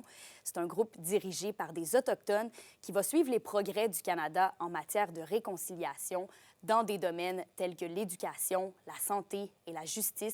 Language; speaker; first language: French; native; French